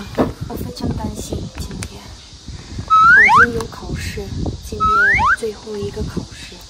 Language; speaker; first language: Chinese; non-native, learner; Ukrainian